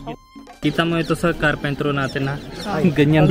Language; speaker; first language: Filipino; non-native, learner; Hindi